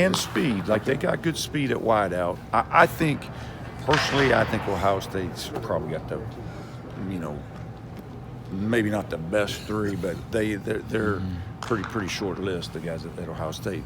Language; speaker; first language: English; native; English